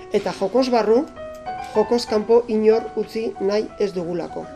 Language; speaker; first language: Basque; native; Basque